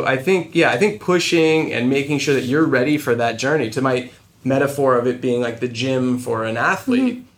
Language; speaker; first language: English; native; English